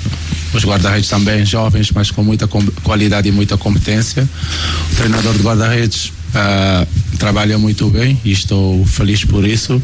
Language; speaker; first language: Portuguese; non-native, local second language; Kabuverdianu